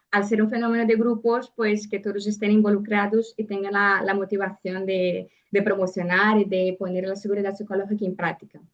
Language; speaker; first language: Spanish; non-native, fluent; Portuguese